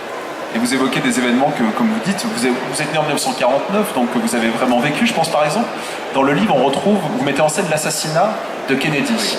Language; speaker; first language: French; native; French